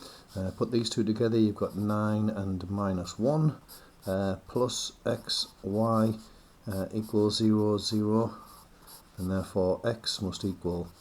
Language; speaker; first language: English; native; English